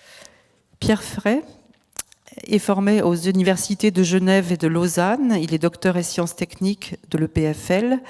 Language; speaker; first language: French; native; French